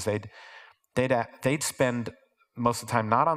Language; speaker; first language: English; native; English